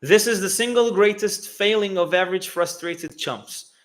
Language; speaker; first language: English; non-native, fluent; Turkish